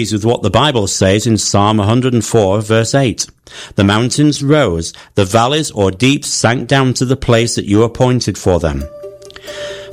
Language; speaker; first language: English; native; English